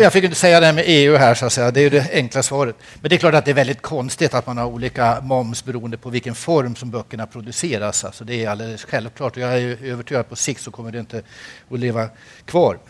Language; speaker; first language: Swedish; native; Swedish